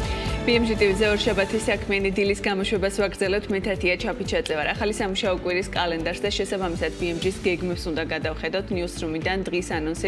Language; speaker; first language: Georgian; native; Georgian